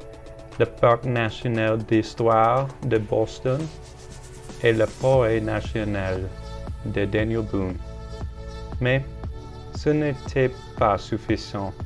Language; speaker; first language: French; non-native, learner; English